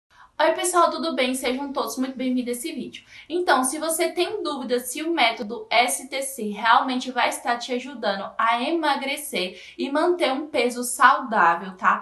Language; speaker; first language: Portuguese; native; Portuguese